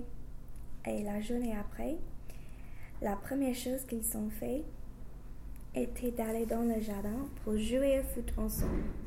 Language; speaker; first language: French; non-native, learner; English